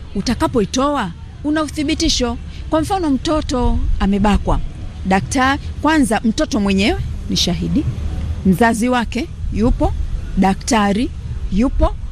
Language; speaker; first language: Swahili; native; Swahili